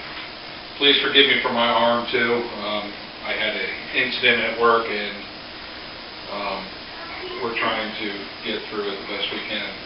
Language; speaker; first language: English; native; English